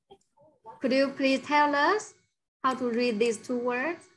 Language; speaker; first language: English; non-native, fluent; Chinese